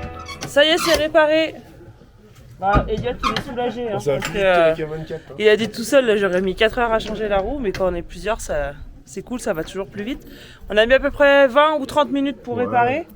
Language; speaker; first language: French; native; French